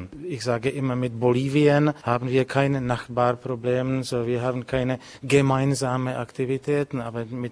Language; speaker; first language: German; non-native, fluent; Czech